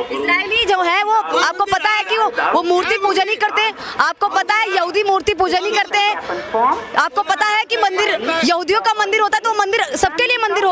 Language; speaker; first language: Hindi; native; Hindi